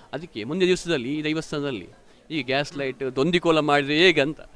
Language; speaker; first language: Kannada; non-native, local second language; Tulu